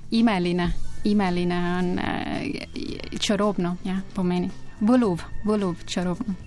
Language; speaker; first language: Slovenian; non-native, learner; Estonian